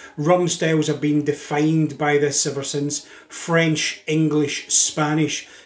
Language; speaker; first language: English; native; English